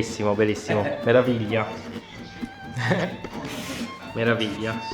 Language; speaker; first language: Italian; non-native, fluent; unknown